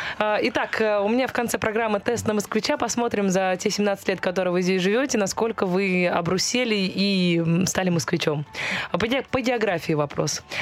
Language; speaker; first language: Russian; native; Russian